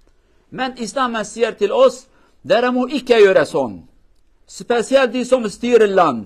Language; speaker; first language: Norwegian; non-native, learner; Kurdish